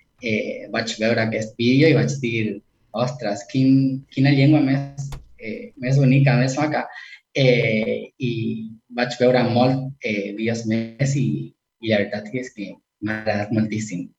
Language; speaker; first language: Catalan; non-native, learner; Spanish